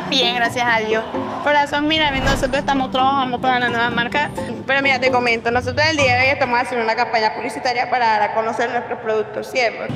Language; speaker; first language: Spanish; native; Spanish